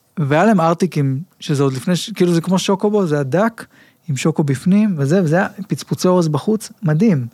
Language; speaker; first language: Hebrew; native; Hebrew